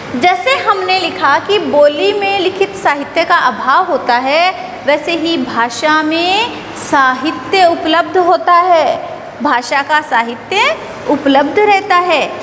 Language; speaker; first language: Hindi; native; Hindi